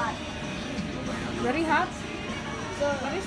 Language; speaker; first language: English; non-native, learner; Indonesian